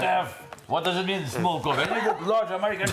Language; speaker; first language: English; non-native, learner; Albanian